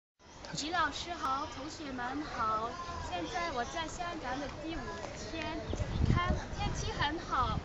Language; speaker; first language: Chinese; early bilingual, heritage; Cantonese